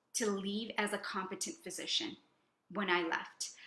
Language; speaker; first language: English; native; English